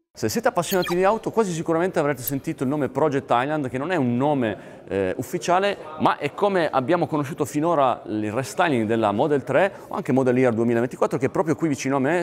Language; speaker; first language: Italian; native; Italian